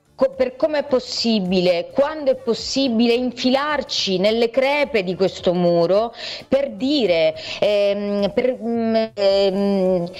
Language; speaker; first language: Italian; native; Italian